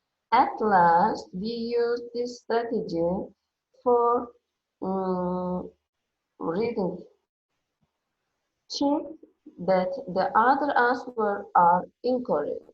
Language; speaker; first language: English; non-native, fluent; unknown